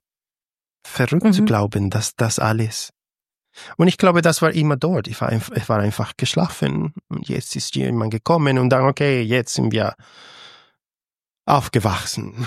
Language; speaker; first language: German; non-native, fluent; Spanish